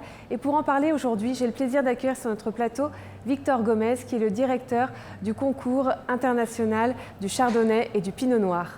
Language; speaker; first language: French; native; French